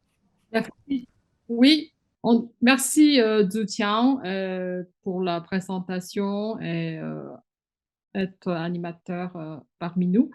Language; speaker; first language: French; non-native, fluent; Chinese